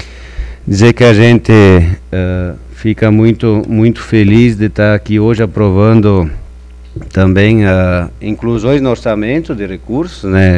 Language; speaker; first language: Portuguese; native; Portuguese